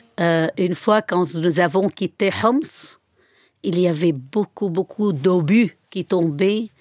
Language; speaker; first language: French; non-native, fluent; Arabic